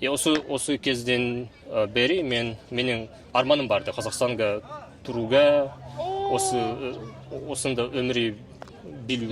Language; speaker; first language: Kazakh; non-native, learner; Yakut